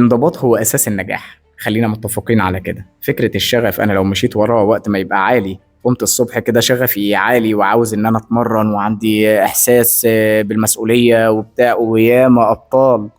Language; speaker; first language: Arabic; native; Arabic